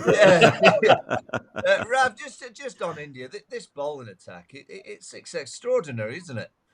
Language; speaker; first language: English; native; English